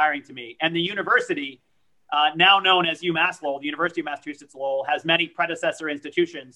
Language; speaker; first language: English; early bilingual, other home language; French